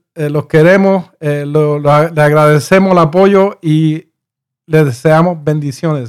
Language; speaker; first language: Spanish; early bilingual, heritage; Spanish